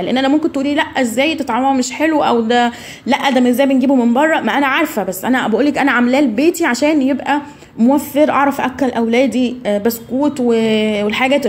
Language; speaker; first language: Arabic; native; Arabic